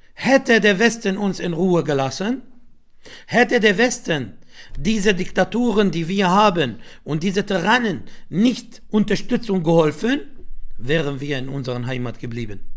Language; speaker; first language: German; non-native, fluent; Arabic